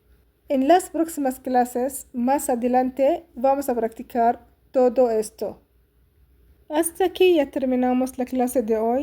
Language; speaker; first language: Spanish; non-native, fluent; Arabic